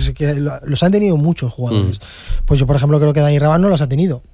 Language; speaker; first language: Spanish; native; Spanish